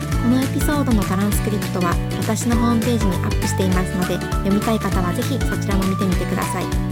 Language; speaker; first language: Japanese; native; Japanese